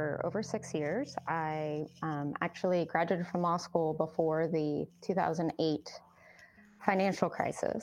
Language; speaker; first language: English; early bilingual, other home language; Spanish